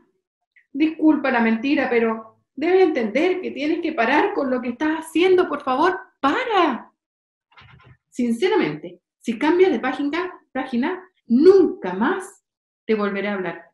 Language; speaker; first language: Spanish; native; Spanish